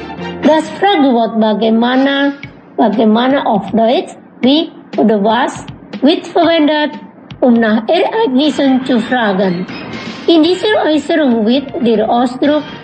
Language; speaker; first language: German; non-native, fluent; Indonesian